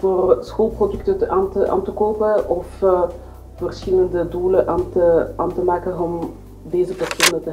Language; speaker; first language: Dutch; non-native, learner; French